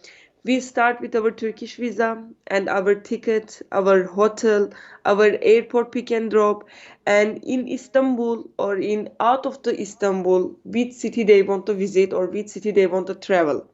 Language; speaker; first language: English; non-native, learner; Turkish